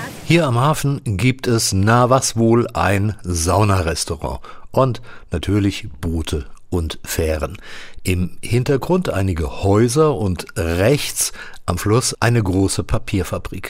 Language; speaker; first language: German; native; German